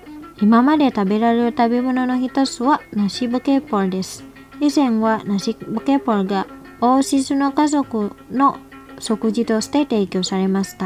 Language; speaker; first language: Japanese; non-native, fluent; Indonesian